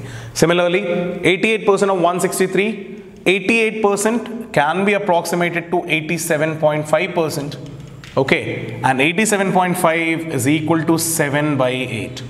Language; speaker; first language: English; non-native, local second language; Hindi